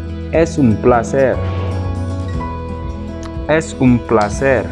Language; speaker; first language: Spanish; non-native, fluent; Wolof